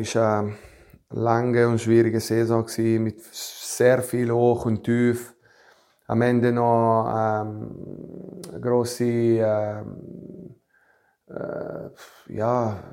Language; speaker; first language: German; non-native, fluent; Italian